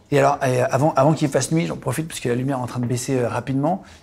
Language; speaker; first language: French; native; French